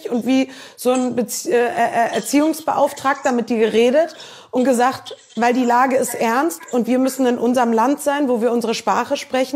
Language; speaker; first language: German; native; German